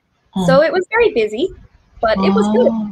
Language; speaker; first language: English; non-native, fluent; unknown